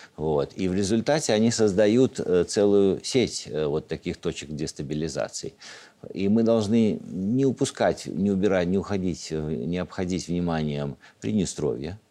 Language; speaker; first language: Russian; native; Russian